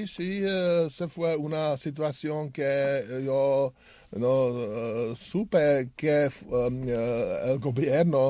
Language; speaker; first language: Spanish; non-native, learner; Czech